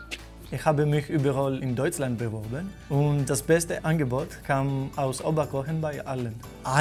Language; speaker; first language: German; non-native, fluent; Greek